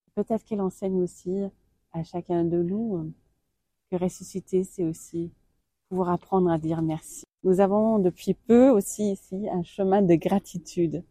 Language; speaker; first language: French; non-native, fluent; German